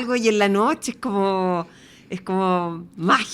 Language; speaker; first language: Spanish; native; Spanish